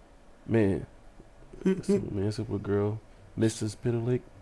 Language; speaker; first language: English; native; English